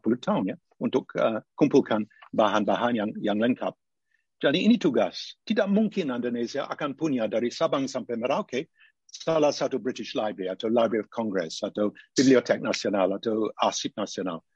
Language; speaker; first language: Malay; non-native, fluent; English